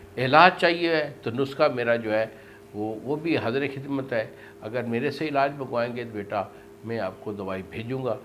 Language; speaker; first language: Urdu; non-native, local second language; Punjabi